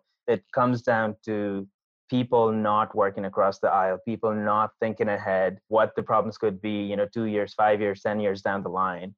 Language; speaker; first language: English; non-native, local second language; Nepali